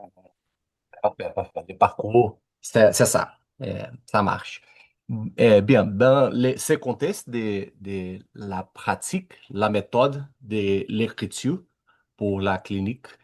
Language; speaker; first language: French; non-native, learner; Portuguese